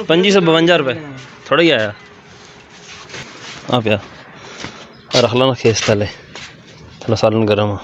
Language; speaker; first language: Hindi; non-native, local second language; Punjabi